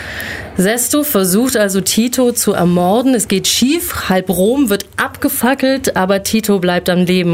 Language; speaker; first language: German; native; German